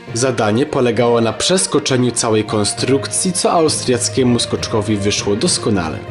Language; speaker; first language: Polish; native; Polish